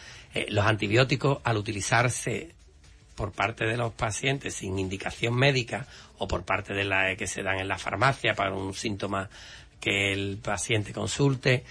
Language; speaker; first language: Spanish; native; Spanish